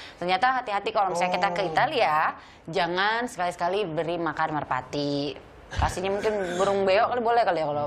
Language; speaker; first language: Indonesian; native; Indonesian